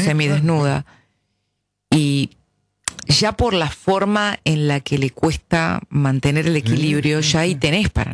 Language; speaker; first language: Spanish; native; Spanish